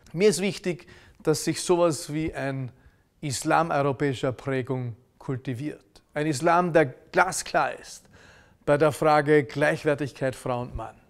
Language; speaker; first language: German; native; German